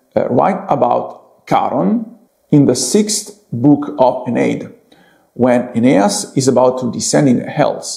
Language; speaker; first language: English; non-native, fluent; Italian